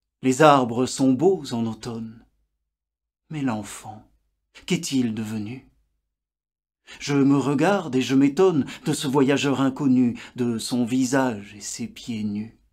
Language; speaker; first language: French; native; French